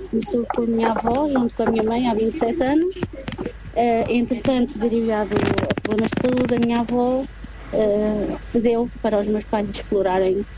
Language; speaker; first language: Portuguese; native; Portuguese